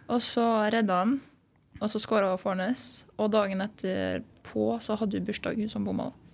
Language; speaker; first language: Norwegian; early bilingual, other home language; Lithuanian